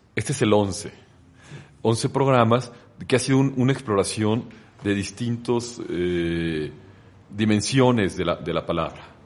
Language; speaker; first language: Spanish; native; Spanish